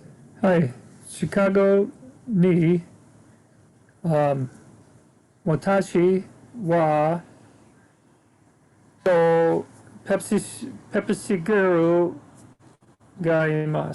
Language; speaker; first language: Japanese; non-native, learner; English